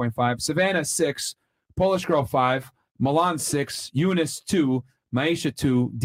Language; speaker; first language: English; native; English